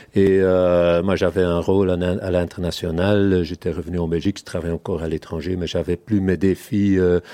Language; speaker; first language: French; non-native, fluent; Dutch